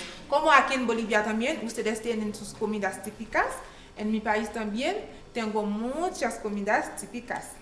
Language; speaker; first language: Spanish; non-native, learner; Haitian Creole